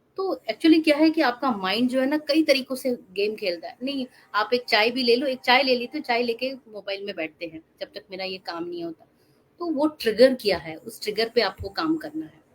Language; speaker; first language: Hindi; non-native, local second language; Assamese